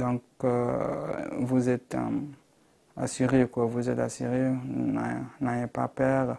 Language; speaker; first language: French; non-native, local second language; Arabic